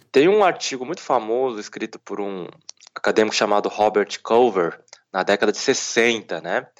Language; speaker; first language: Portuguese; early bilingual, other home language; Korean